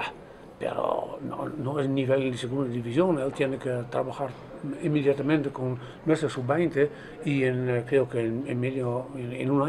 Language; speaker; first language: Spanish; non-native, fluent; Dutch